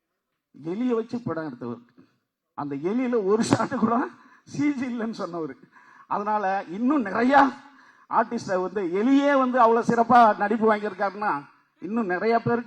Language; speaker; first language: Tamil; native; Tamil